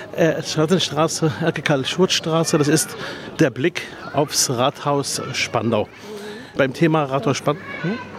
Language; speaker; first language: German; early bilingual, other home language; Arabic